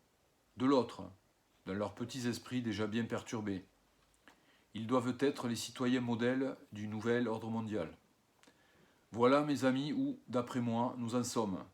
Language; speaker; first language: French; native; French